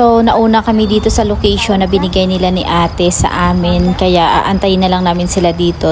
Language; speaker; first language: Filipino; native; Filipino